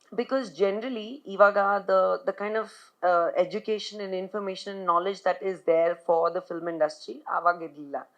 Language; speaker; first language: Kannada; non-native, local second language; Punjabi